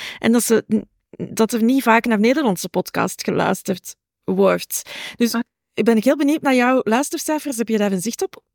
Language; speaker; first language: Dutch; native; Dutch